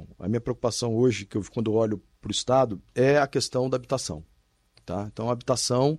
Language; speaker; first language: Portuguese; native; Portuguese